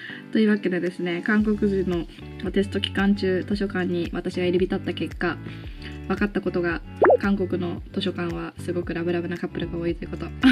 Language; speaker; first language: Japanese; early bilingual, heritage; Japanese